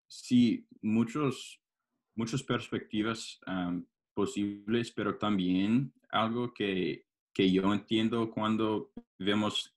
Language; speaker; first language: Spanish; non-native, learner; English